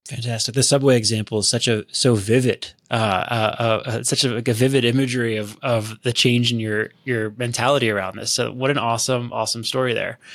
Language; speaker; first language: English; native; English